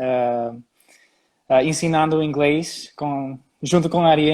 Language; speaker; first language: Portuguese; non-native, fluent; English